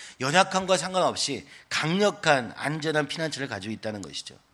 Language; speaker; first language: Korean; native; Korean